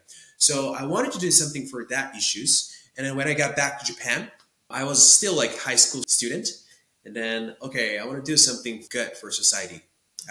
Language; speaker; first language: English; non-native, fluent; Japanese